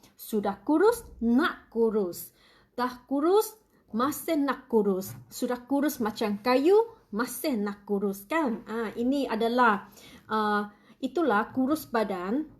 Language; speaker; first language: Malay; non-native, local second language; Chinese